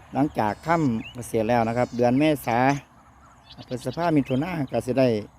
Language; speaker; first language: Thai; non-native, local second language; Northeastern Thai